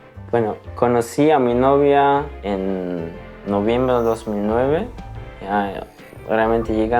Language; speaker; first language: Spanish; non-native, fluent; German